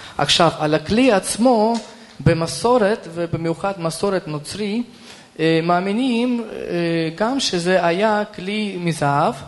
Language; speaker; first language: Hebrew; non-native, fluent; Russian